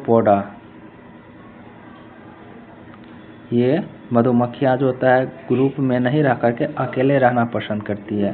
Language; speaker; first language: Hindi; native; Hindi